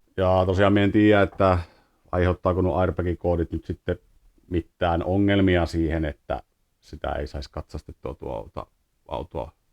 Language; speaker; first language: Finnish; early bilingual, heritage; Finnish